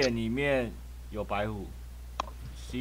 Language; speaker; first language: Chinese; native; Chinese